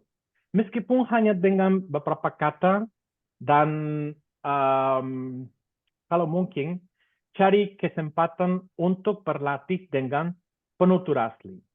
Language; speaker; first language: Indonesian; non-native, fluent; Spanish